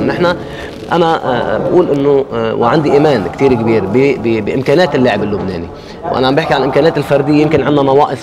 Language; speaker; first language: Arabic; native; Arabic